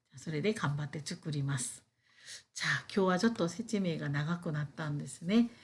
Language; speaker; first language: Japanese; non-native, fluent; Korean